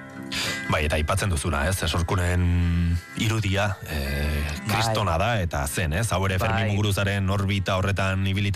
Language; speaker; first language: Basque; native; Basque